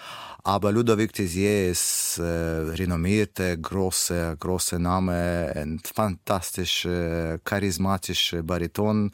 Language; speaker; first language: German; non-native, learner; Russian